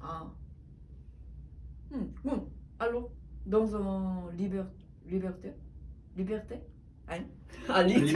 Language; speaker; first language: French; non-native, learner; Korean